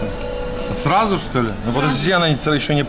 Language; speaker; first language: Russian; native; Russian